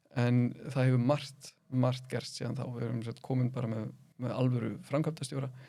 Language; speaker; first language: Icelandic; early bilingual, other home language; German